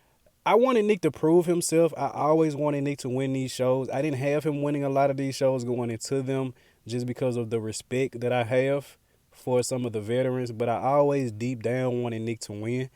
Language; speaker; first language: English; native; English